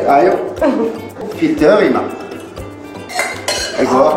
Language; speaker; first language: Armenian; non-native, learner; French